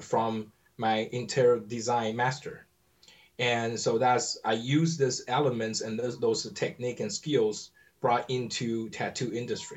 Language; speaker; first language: English; non-native, learner; Chinese